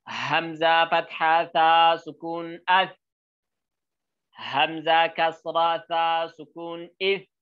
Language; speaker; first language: Arabic; non-native, learner; Oromo